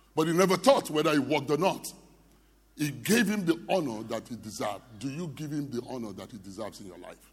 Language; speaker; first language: English; non-native, local second language; Yoruba